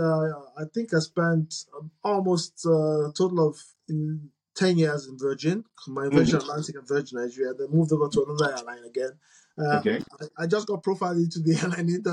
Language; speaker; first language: English; non-native, local second language; Igbo